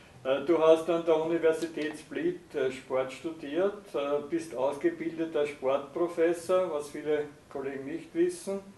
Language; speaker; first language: German; native; German